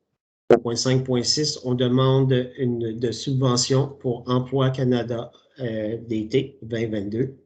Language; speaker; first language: French; native; French